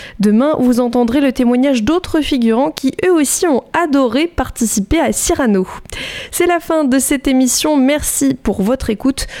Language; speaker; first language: French; native; French